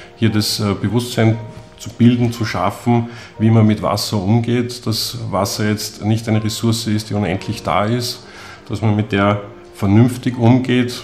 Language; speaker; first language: German; native; German